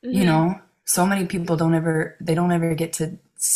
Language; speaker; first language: English; native; English